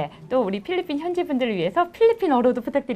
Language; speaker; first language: Korean; native; Korean